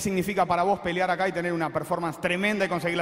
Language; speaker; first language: Spanish; native; Spanish